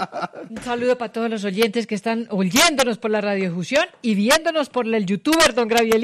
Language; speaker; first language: Spanish; native; Spanish